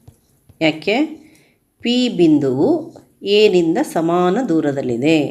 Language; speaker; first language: Kannada; native; Kannada